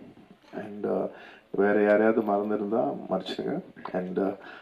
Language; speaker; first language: Tamil; non-native, local second language; Telugu